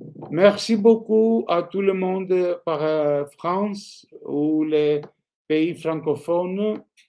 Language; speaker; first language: French; non-native, learner; Greek